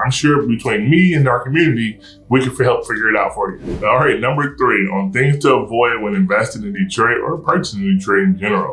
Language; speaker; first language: English; native; English